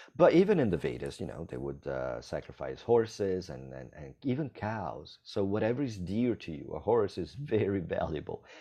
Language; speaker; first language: English; non-native, fluent; Italian